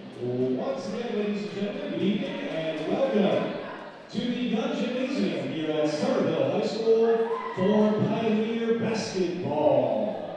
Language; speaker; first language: English; native; English